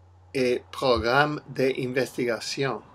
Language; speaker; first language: French; non-native, learner; English